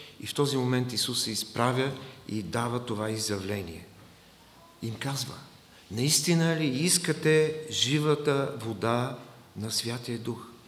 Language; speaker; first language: Bulgarian; non-native, fluent; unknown